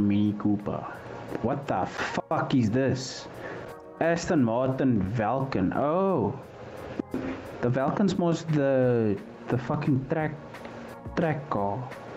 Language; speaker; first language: English; non-native, local second language; Afrikaans